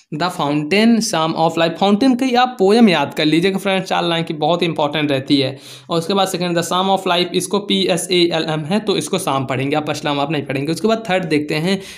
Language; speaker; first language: Hindi; native; Hindi